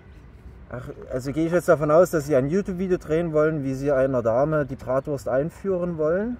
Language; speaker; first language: German; native; German